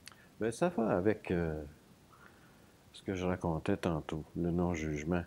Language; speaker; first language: French; native; French